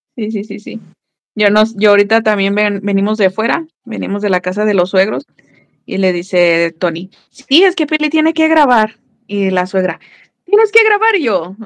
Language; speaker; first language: Spanish; native; Spanish